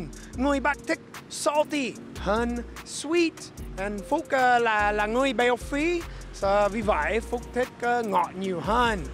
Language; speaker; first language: Vietnamese; non-native, fluent; English